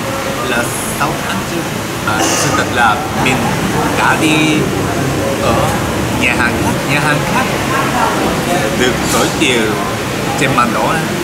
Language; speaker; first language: Vietnamese; non-native, learner; Japanese